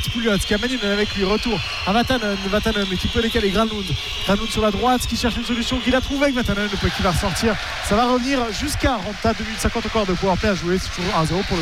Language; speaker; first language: French; native; French